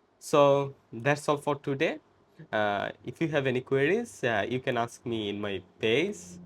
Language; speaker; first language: English; non-native, local second language; Bangla